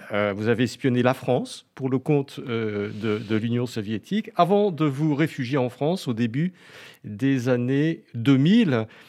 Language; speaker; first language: French; native; French